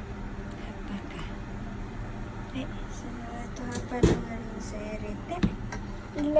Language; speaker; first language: Japanese; non-native, fluent; Filipino